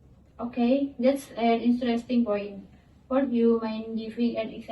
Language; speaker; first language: English; non-native, learner; Indonesian